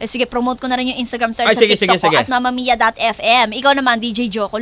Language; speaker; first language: Filipino; native; Filipino